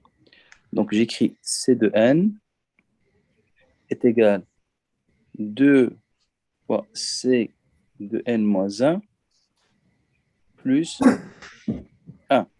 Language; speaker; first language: French; native; French